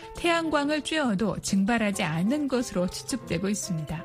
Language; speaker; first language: Korean; native; Korean